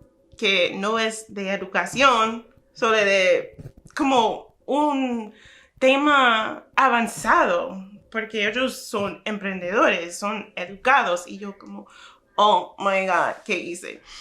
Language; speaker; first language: Spanish; non-native, fluent; English